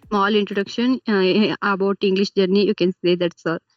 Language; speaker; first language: English; non-native, learner; Kannada